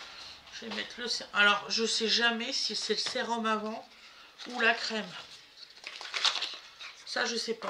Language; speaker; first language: French; native; French